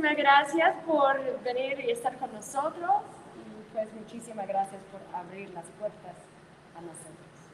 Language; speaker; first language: Spanish; non-native, fluent; English